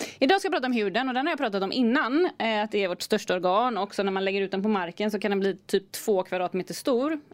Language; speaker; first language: Swedish; native; Swedish